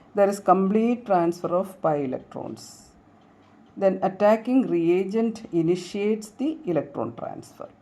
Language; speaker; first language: English; non-native, local second language; Malayalam